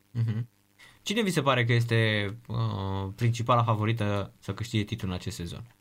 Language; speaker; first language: Romanian; native; Romanian